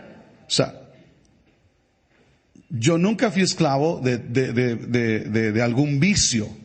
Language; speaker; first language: Spanish; native; Spanish